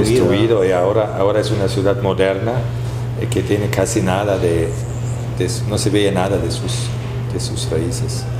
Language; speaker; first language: Spanish; non-native, fluent; German